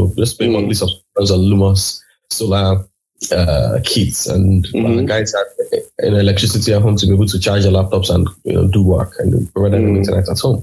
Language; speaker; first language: English; non-native, local second language; Igbo